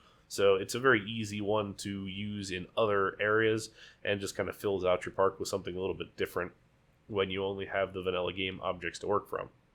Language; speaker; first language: English; native; English